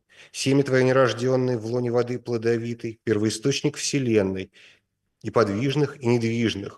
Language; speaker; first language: Russian; native; Russian